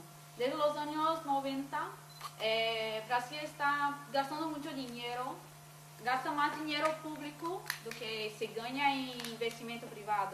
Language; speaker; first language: Spanish; non-native, fluent; Portuguese